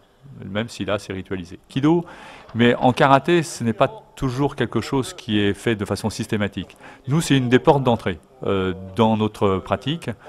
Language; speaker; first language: French; native; French